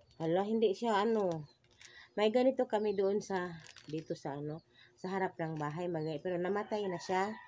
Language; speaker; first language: Filipino; non-native, local second language; Cebuano